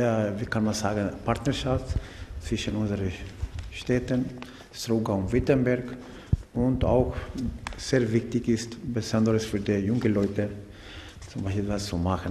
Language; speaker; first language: German; non-native, learner; Macedonian